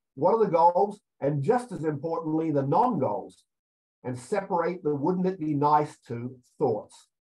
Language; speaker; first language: English; native; English